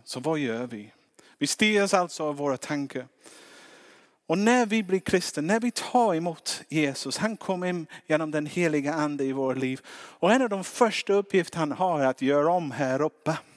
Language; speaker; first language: Swedish; non-native, fluent; English